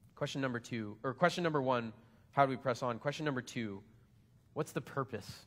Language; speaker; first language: English; native; English